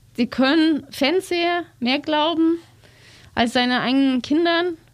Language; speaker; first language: German; non-native, fluent; Russian